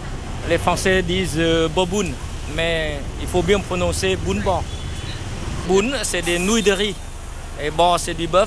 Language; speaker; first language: French; non-native, fluent; Vietnamese